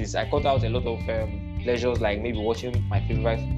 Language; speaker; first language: English; non-native, local second language; Igbo